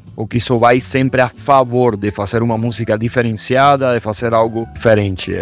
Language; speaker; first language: Portuguese; non-native, fluent; Spanish